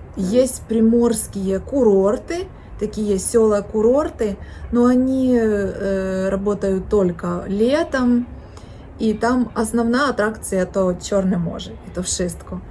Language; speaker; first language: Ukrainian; non-native, local second language; Russian